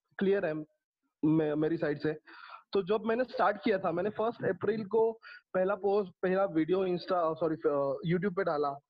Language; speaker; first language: Hindi; non-native, local second language; Marathi